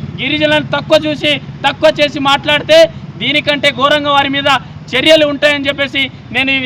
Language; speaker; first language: Telugu; non-native, local second language; Lambadi